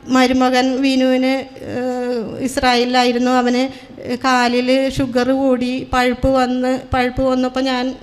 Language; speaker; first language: Malayalam; native; Malayalam